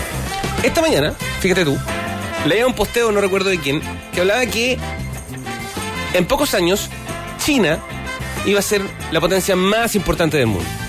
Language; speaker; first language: Spanish; native; Spanish